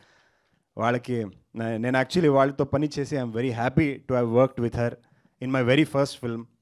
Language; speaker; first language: Telugu; non-native, learner; Kannada